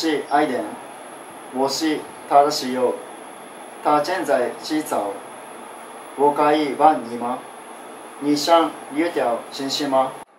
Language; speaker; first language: Chinese; non-native, learner; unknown